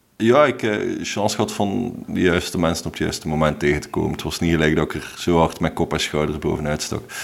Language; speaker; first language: Dutch; native; Dutch